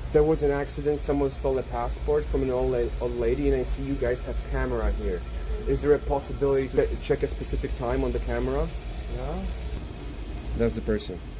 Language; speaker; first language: English; non-native, fluent; Polish